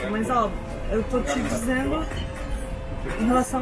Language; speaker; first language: Portuguese; early bilingual, heritage; Portuguese